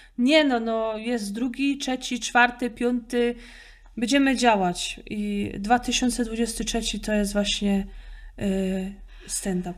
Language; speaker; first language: Polish; native; Polish